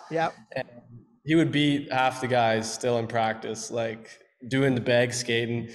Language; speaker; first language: English; native; English